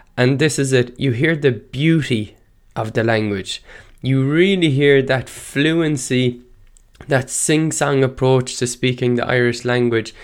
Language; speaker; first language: English; non-native, local second language; Irish